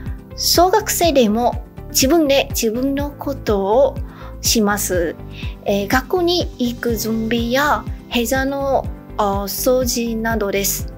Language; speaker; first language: Japanese; non-native, learner; Vietnamese